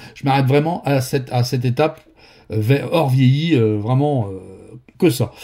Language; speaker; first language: French; native; French